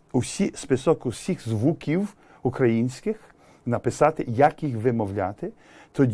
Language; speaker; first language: Ukrainian; early bilingual, heritage; English